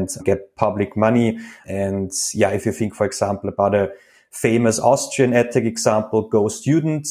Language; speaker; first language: English; non-native, fluent; German